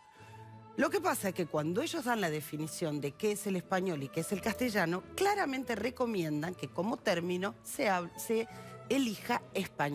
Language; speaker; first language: Spanish; native; Spanish